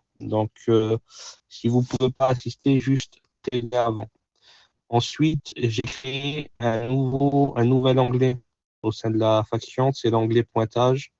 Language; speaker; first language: French; native; French